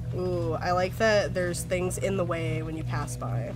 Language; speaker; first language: English; native; English